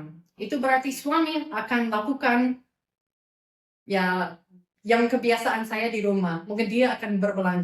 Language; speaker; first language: Indonesian; non-native, fluent; English